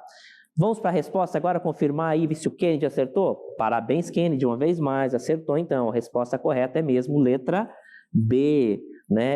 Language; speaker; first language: Portuguese; native; Portuguese